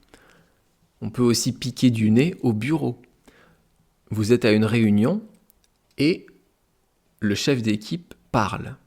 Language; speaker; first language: French; native; French